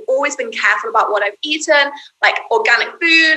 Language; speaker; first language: English; native; English